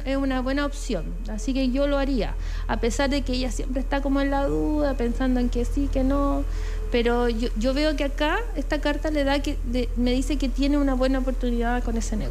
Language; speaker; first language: Spanish; native; Spanish